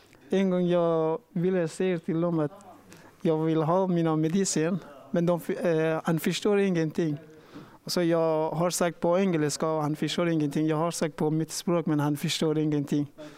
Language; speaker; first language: Swedish; non-native, learner; Persian